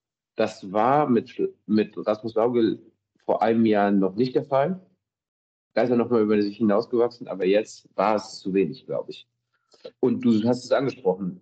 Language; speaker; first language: German; native; German